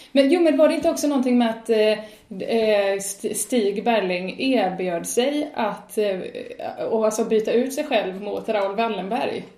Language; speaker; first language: Swedish; native; Swedish